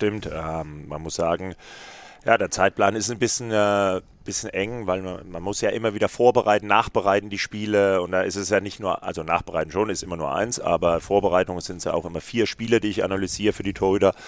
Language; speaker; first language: German; native; German